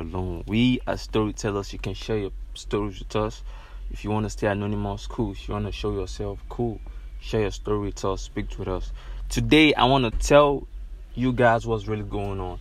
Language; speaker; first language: English; non-native, local second language; Yoruba